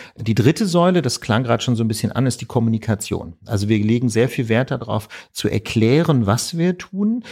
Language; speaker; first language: German; native; German